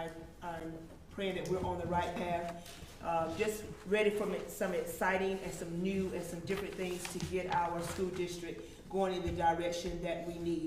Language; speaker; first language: English; native; English